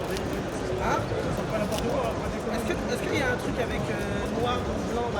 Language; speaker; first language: French; native; French